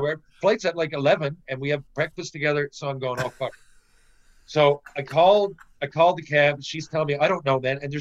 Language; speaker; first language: English; native; English